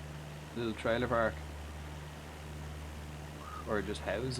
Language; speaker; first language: English; native; English